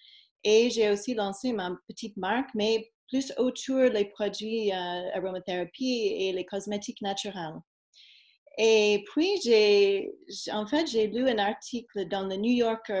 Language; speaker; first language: French; non-native, fluent; English